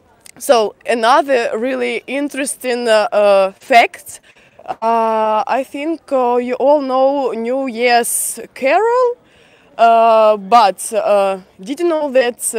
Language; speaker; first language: English; non-native, fluent; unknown